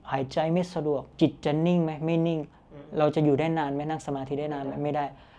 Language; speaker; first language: Thai; early bilingual, other home language; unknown